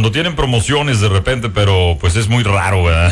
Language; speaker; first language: Spanish; native; Spanish